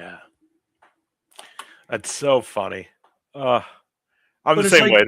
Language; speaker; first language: English; native; English